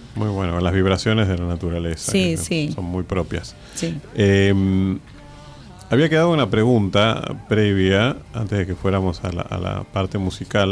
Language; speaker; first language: Spanish; native; Spanish